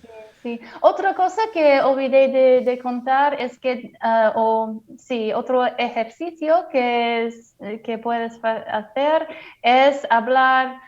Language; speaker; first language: Spanish; non-native, fluent; English